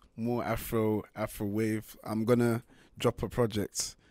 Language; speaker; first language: English; native; English